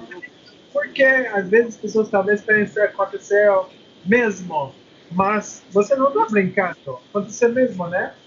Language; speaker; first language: Portuguese; non-native, learner; English